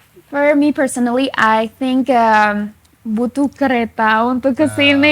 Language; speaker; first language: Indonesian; non-native, fluent; English